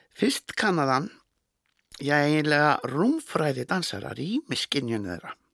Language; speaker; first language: Icelandic; native; Icelandic